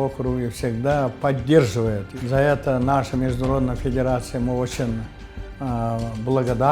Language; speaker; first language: Russian; non-native, local second language; Yakut